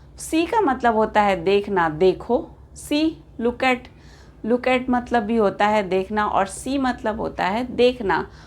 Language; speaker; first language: Hindi; native; Hindi